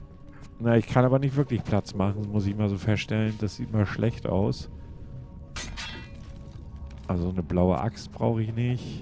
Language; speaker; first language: German; native; German